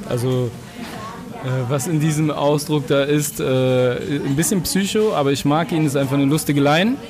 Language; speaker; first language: German; early bilingual, other home language; Arabic